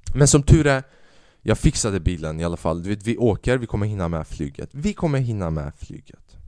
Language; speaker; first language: Swedish; early bilingual, other home language; Albanian